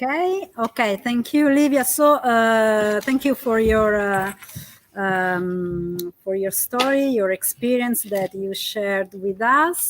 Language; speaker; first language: English; non-native, fluent; Italian